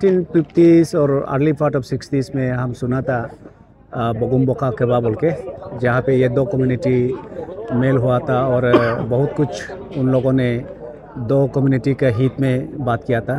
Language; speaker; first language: Hindi; non-native, local second language; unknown